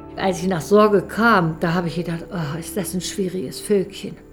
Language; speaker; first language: German; native; German